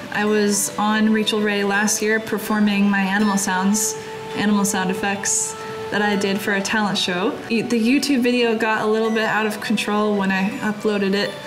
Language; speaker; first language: English; native; English